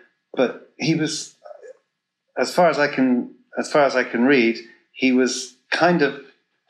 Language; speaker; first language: English; native; English